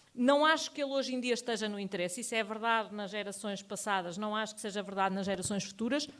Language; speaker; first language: Portuguese; native; Portuguese